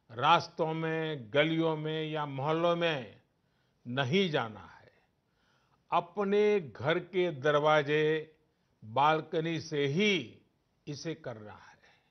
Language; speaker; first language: Hindi; non-native, local second language; Gujarati